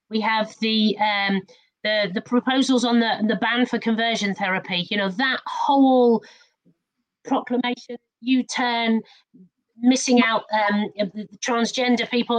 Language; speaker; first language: English; native; English